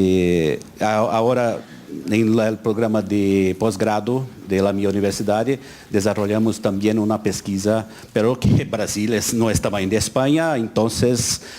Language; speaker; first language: Spanish; non-native, learner; Portuguese